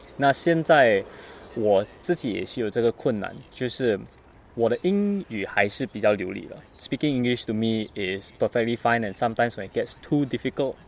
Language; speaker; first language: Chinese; non-native, learner; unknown